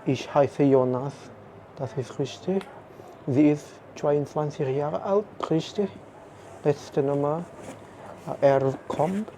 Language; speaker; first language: German; non-native, learner; Indonesian